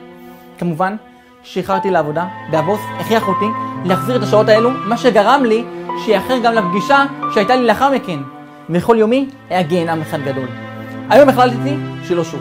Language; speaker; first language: Hebrew; native; Hebrew